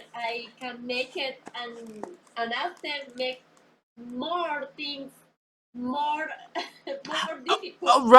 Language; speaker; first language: English; non-native, learner; Spanish